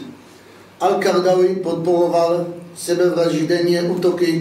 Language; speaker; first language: Czech; non-native, fluent; Hebrew